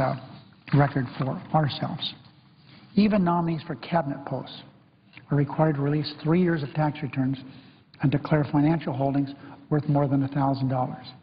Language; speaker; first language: English; native; English